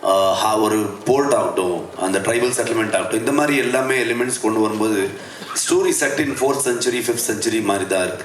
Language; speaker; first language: Tamil; non-native, local second language; Kannada